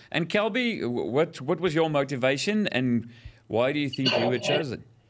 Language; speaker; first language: English; non-native, local second language; Afrikaans